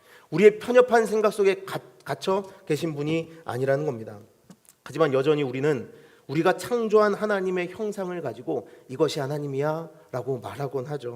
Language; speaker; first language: Korean; native; Korean